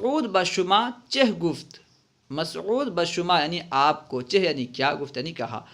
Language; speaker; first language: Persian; non-native, fluent; Urdu